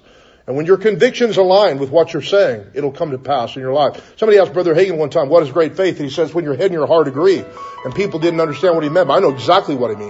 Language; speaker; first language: English; native; English